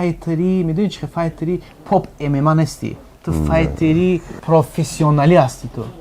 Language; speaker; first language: Persian; native; Persian